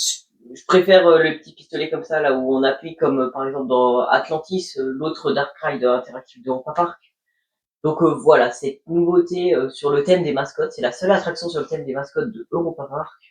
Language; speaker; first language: French; native; French